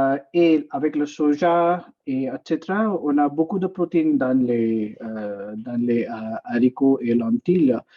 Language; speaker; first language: French; non-native, learner; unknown